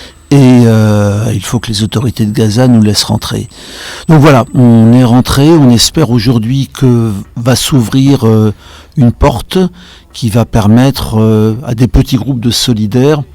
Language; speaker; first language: French; native; French